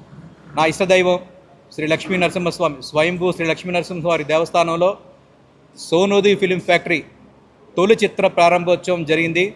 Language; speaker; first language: Telugu; native; Telugu